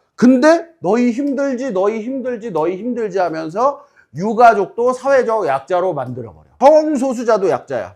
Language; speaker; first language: Korean; native; Korean